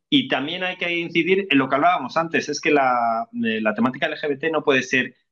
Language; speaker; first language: Spanish; native; Spanish